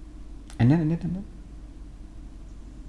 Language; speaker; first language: English; non-native, fluent; Indonesian